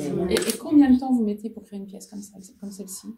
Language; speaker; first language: French; native; French